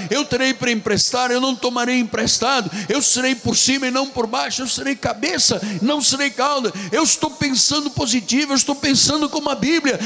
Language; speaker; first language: Portuguese; native; Portuguese